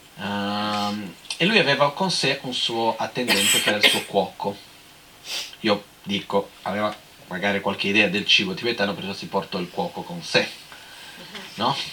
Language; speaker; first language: Italian; non-native, fluent; Portuguese